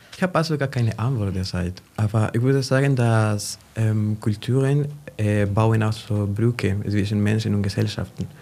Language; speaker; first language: German; non-native, fluent; Spanish